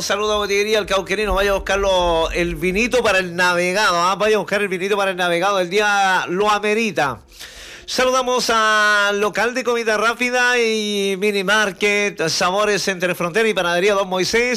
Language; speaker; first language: Spanish; native; Spanish